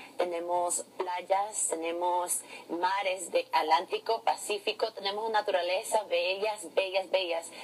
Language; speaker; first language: Spanish; early bilingual, heritage; English